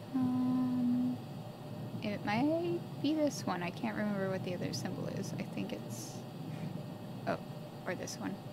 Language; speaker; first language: English; native; English